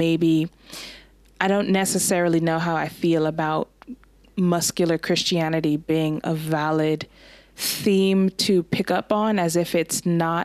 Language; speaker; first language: English; native; English